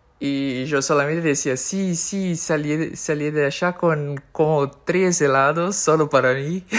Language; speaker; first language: Spanish; non-native, fluent; Portuguese